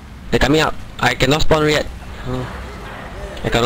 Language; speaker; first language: English; non-native, local second language; Chinese